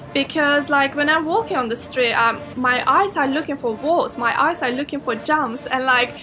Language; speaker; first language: English; non-native, fluent; Turkish